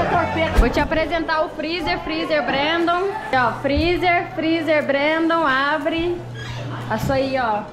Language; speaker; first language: Portuguese; native; Portuguese